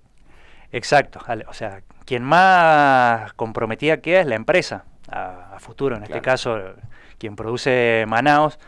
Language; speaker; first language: Spanish; native; Spanish